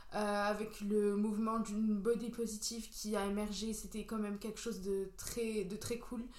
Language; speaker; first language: French; non-native, local second language; Kabyle